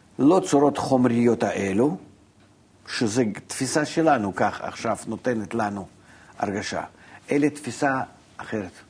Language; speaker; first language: Hebrew; non-native, fluent; Russian